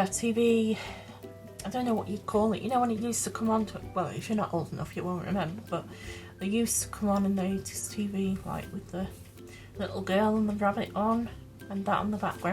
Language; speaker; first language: English; native; English